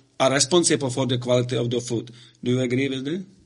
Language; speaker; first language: English; non-native, fluent; Czech